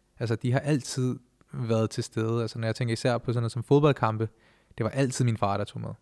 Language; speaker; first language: Danish; early bilingual, other home language; Punjabi